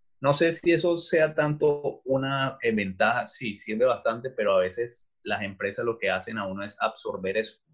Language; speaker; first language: Spanish; native; Spanish